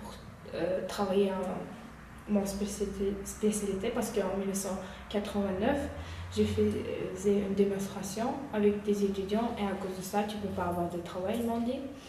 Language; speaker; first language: French; non-native, learner; Uyghur